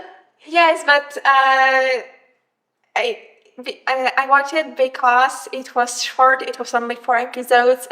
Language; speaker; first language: English; non-native, fluent; Polish